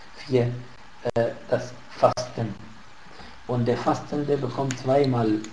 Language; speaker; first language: German; non-native, fluent; Arabic